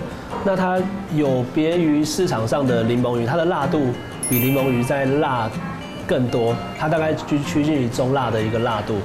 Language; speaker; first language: Chinese; native; Chinese